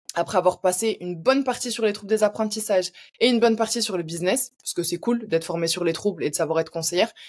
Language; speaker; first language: French; native; French